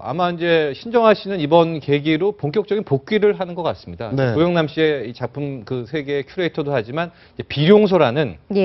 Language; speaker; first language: Korean; native; Korean